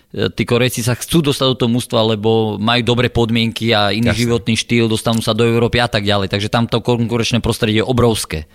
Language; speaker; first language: Slovak; native; Slovak